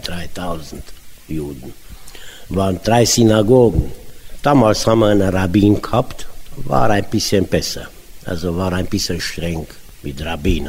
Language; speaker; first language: German; non-native, learner; Romanian